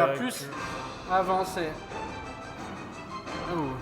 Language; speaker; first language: French; native; French